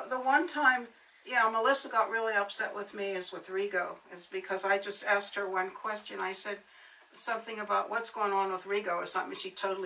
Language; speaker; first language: English; native; English